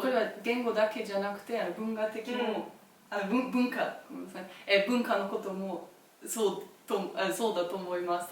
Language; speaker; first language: Japanese; non-native, learner; German